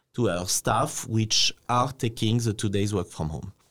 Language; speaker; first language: English; non-native, fluent; French